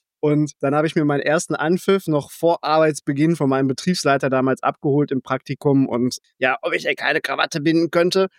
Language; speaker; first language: German; native; German